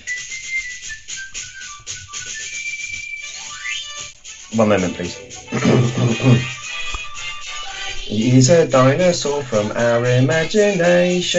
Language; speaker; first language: English; native; English